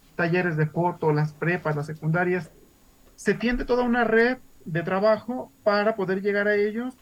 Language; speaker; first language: Spanish; native; Spanish